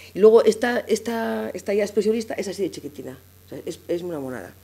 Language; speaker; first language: Spanish; native; Spanish